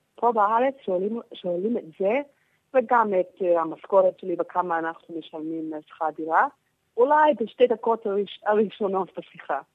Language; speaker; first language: Hebrew; non-native, fluent; English